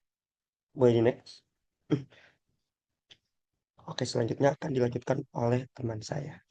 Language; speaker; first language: Indonesian; native; Indonesian